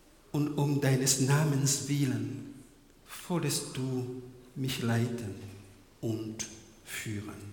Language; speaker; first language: German; non-native, fluent; French